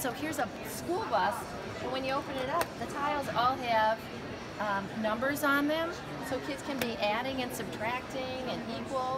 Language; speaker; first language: English; native; English